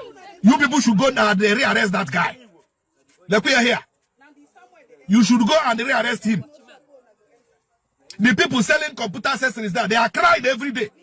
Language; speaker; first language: Nigerian Pidgin; non-native, local second language; Igbo